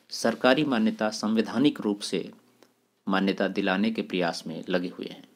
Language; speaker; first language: Hindi; native; Hindi